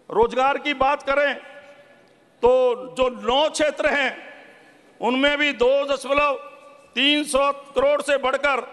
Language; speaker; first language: Hindi; native; Hindi